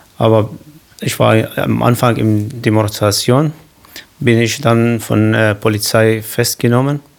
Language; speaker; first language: German; non-native, learner; Kurdish